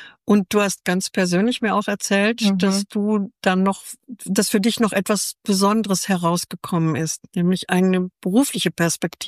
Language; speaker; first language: German; native; German